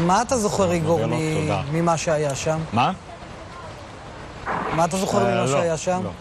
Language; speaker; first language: Hebrew; native; Hebrew